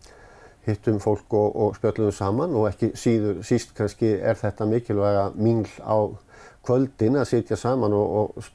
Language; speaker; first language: Icelandic; native; Icelandic